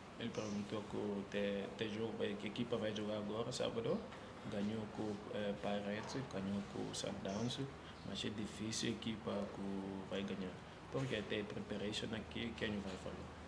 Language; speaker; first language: Portuguese; non-native, learner; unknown